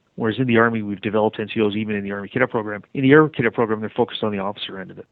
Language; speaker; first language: English; native; English